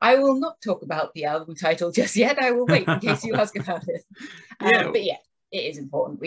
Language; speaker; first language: English; native; English